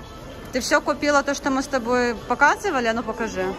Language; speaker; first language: Russian; native; Russian